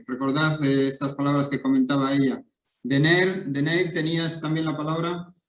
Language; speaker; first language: Spanish; native; Spanish